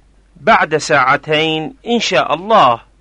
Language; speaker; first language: Arabic; non-native, fluent; Persian